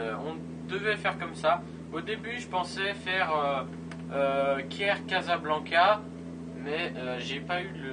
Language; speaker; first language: French; native; French